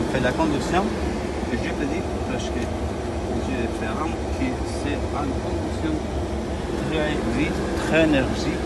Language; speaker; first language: French; non-native, learner; Spanish